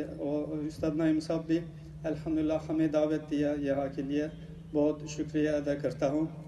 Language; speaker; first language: Urdu; non-native, learner; Turkish